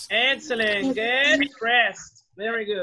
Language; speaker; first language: English; non-native, learner; Spanish